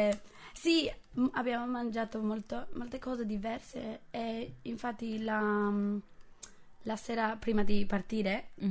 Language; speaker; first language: Italian; non-native, fluent; English